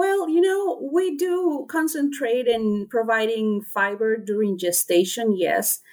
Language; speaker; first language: English; non-native, fluent; Spanish